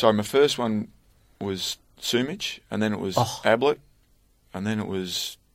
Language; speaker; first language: English; native; English